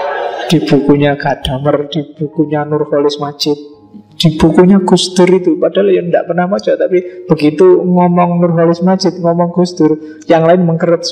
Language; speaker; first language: Indonesian; native; Indonesian